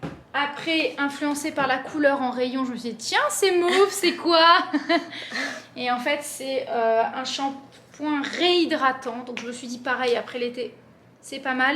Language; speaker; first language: French; native; French